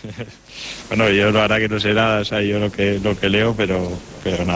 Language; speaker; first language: Spanish; native; Spanish